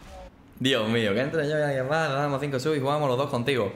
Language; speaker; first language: Spanish; native; Spanish